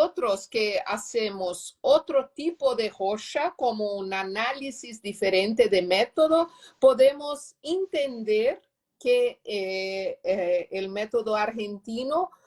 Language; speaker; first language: Spanish; non-native, learner; Portuguese